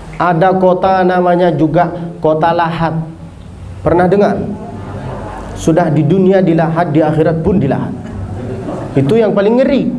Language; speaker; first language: Malay; non-native, fluent; Arabic